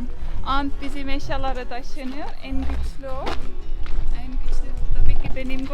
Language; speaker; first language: Turkish; non-native, learner; Estonian